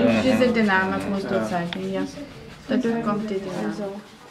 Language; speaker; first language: German; non-native, learner; Russian